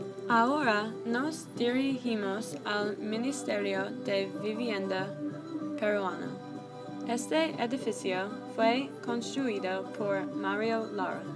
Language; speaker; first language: Spanish; non-native, learner; English